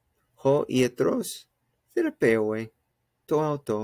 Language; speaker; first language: Greek; non-native, fluent; English